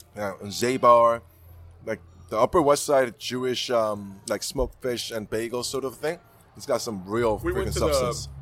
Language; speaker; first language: English; non-native, fluent; Korean